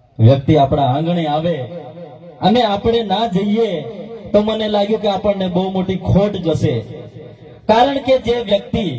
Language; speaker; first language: Gujarati; non-native, local second language; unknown